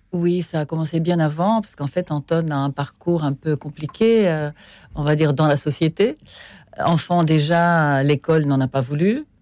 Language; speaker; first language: French; non-native, fluent; Russian